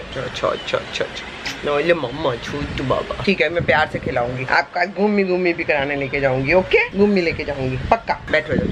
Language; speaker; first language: Hindi; native; Hindi